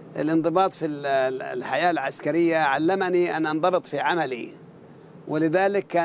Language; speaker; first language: Arabic; native; Arabic